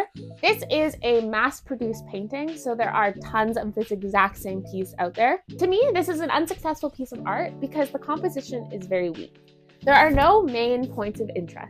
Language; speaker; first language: English; native; English